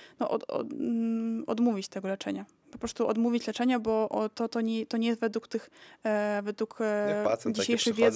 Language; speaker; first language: Polish; early bilingual, heritage; Polish